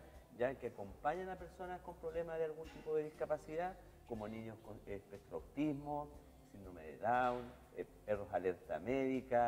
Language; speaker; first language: Spanish; native; Spanish